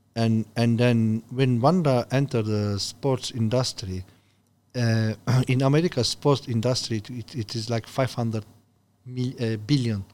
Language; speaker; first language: English; non-native, learner; Turkish